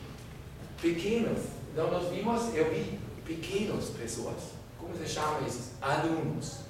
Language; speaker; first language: Portuguese; non-native, fluent; German